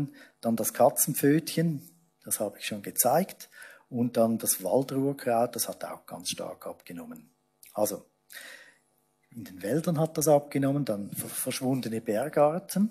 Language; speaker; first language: German; native; German